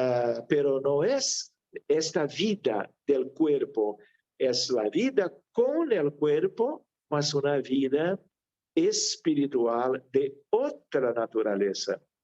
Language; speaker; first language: Spanish; non-native, fluent; Portuguese